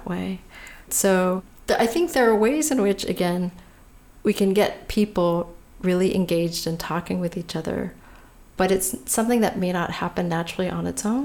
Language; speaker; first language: English; native; English